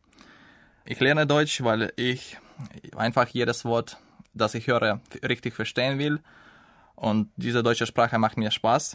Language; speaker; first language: German; non-native, fluent; Russian